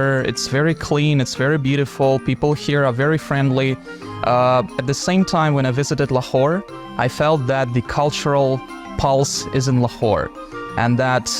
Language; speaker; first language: English; non-native, fluent; Russian